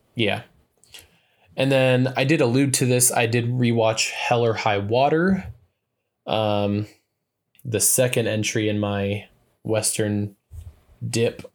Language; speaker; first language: English; native; English